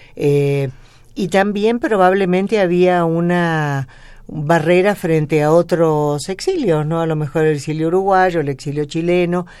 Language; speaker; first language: Spanish; native; Spanish